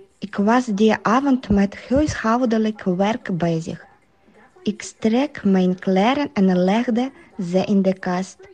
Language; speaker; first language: Dutch; non-native, learner; Ukrainian